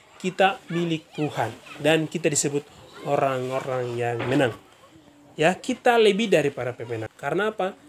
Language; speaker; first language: Indonesian; native; Indonesian